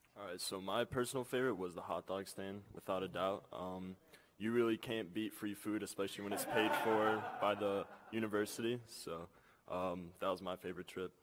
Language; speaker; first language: English; native; English